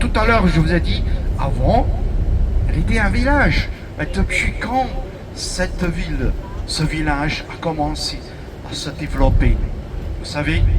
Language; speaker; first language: French; non-native, fluent; Chinese